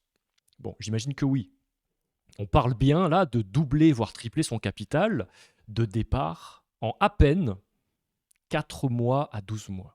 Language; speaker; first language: French; native; French